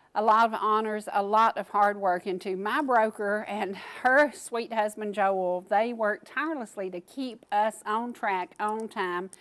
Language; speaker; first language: English; native; English